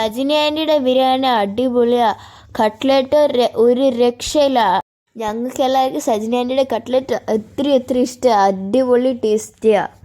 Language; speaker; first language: Malayalam; early bilingual, heritage; Malayalam